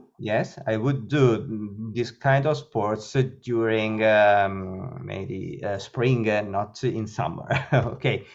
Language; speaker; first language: English; non-native, learner; Italian